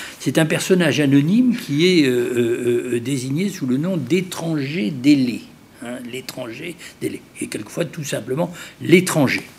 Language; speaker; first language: French; native; French